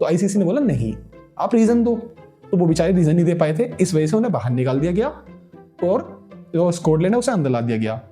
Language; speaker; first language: Hindi; native; Hindi